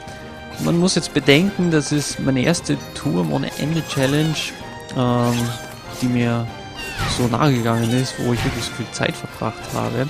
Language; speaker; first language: German; native; German